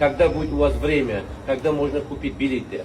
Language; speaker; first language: Russian; non-native, learner; Uzbek